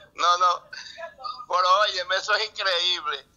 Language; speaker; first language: Spanish; native; Spanish